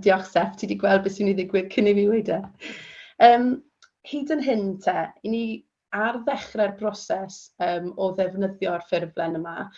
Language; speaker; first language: Welsh; native; Welsh